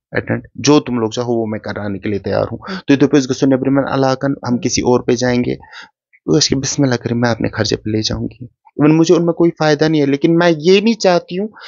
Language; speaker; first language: Hindi; non-native, local second language; Kashmiri